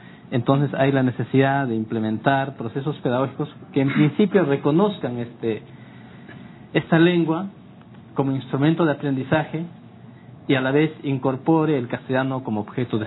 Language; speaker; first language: Spanish; non-native, local second language; Quechua